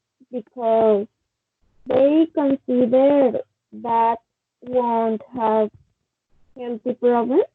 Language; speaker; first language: English; non-native, learner; Spanish